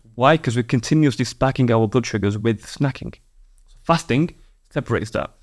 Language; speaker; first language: English; native; English